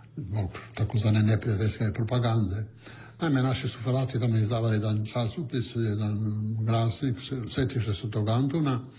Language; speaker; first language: Croatian; non-native, local second language; Italian